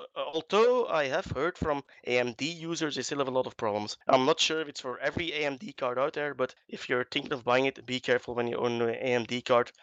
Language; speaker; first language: English; non-native, fluent; Dutch